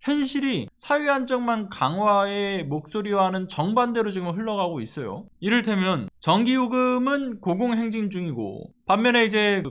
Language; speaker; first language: Korean; native; Korean